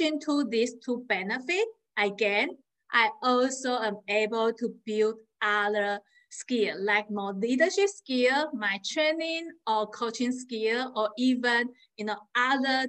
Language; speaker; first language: English; non-native, fluent; Chinese